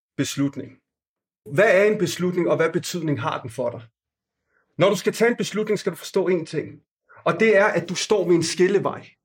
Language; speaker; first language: Danish; non-native, fluent; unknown